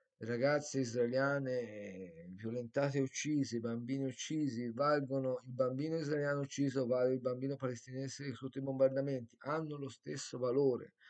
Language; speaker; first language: Italian; native; Italian